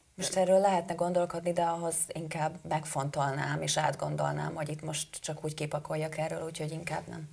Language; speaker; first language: Hungarian; native; Hungarian